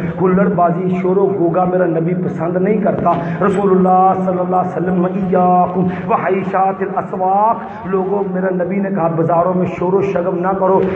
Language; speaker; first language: Urdu; non-native, local second language; Punjabi